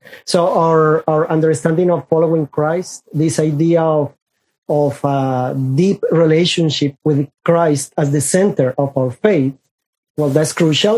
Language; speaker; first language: English; non-native, fluent; Spanish